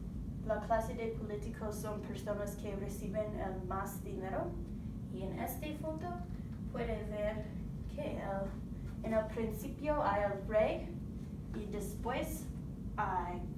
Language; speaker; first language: Spanish; non-native, learner; English